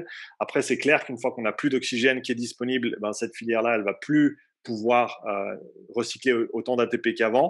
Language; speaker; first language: French; native; French